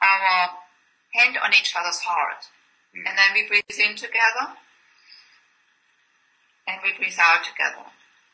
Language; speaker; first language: English; non-native, fluent; German